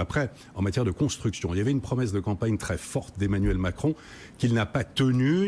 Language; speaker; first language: French; native; French